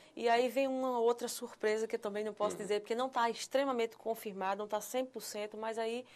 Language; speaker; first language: Portuguese; native; Portuguese